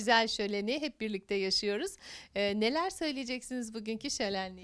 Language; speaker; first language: Turkish; native; Turkish